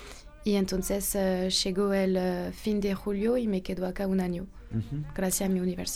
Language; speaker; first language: Spanish; non-native, learner; French